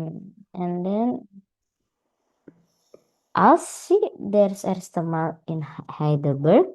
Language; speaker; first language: German; non-native, learner; Indonesian